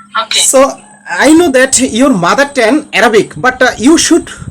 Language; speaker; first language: English; non-native, learner; Bangla